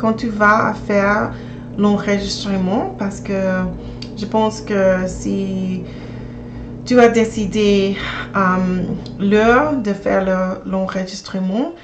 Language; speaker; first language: French; non-native, learner; English